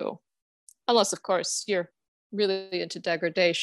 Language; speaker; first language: English; non-native, fluent; German